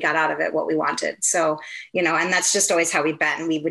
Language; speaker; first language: English; native; English